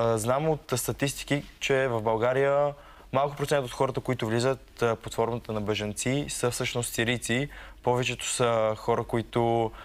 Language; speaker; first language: Bulgarian; early bilingual, other home language; Arabic